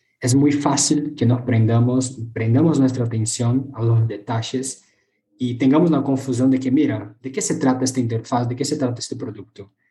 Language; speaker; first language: Spanish; non-native, fluent; Portuguese